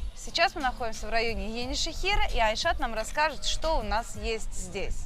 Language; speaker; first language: Russian; native; Russian